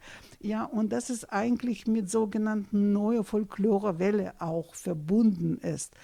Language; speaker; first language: German; non-native, fluent; Russian